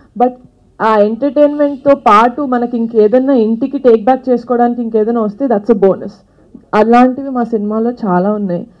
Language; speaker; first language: Telugu; native; Telugu